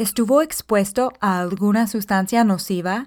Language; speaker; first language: Spanish; non-native, fluent; English